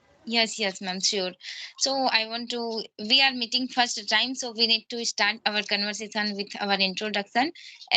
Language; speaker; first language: English; non-native, learner; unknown